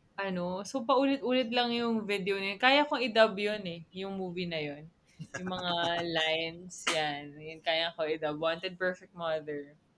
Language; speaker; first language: Filipino; native; Filipino